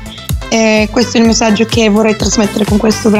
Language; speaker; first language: Italian; non-native, fluent; Bulgarian